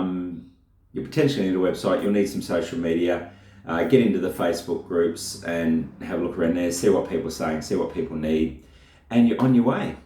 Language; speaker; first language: English; native; English